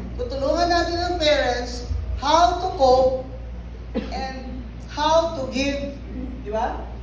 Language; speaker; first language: Filipino; non-native, local second language; Hiligaynon